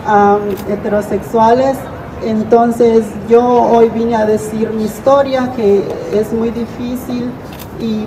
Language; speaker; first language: English; non-native, fluent; Spanish